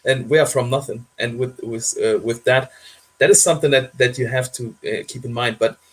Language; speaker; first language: English; non-native, fluent; German